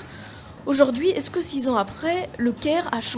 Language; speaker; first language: French; native; French